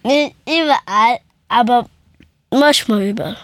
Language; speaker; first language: German; early bilingual, other home language; Persian